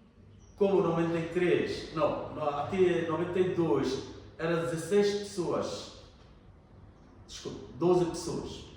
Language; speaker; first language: Portuguese; non-native, learner; Bangla